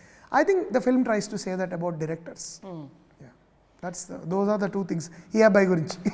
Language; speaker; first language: Telugu; native; Telugu